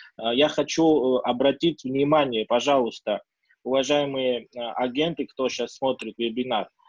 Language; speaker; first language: Russian; non-native, local second language; Georgian